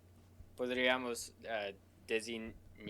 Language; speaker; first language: Spanish; non-native, learner; English